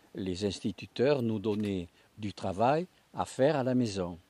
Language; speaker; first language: French; native; French